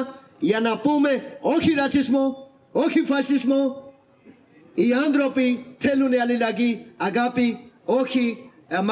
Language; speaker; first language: Greek; non-native, learner; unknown